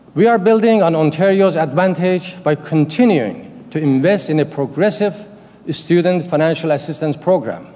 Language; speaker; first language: English; non-native, fluent; Persian